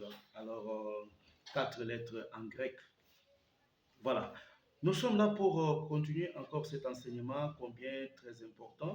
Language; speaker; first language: French; non-native, local second language; Lingala